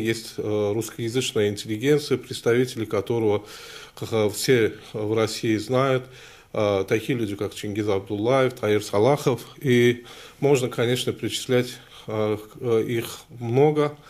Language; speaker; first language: Russian; non-native, local second language; Azerbaijani